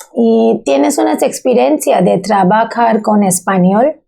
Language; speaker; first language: Spanish; non-native, learner; Bangla